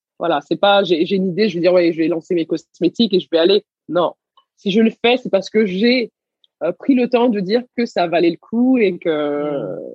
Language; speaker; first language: French; early bilingual, other home language; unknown